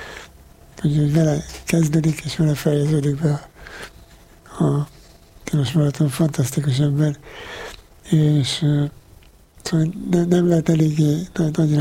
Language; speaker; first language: Hungarian; native; Hungarian